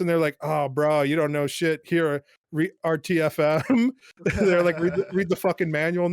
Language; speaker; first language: English; native; English